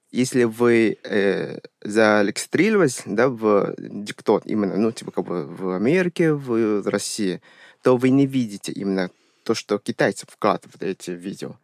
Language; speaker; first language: Russian; non-native, fluent; Chinese